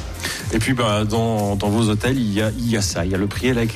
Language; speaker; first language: French; native; French